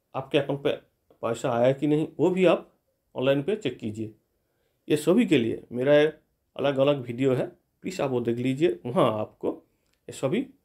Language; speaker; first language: Hindi; non-native, local second language; Bangla